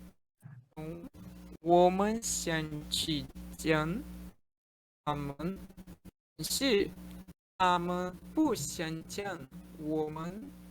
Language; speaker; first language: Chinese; non-native, learner; Portuguese